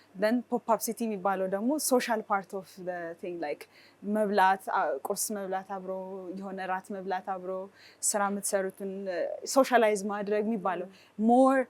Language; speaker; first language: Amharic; native; Amharic